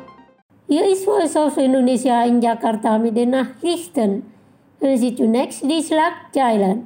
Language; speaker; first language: German; non-native, fluent; Indonesian